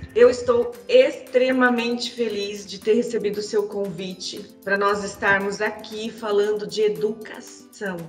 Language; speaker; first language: Portuguese; native; Portuguese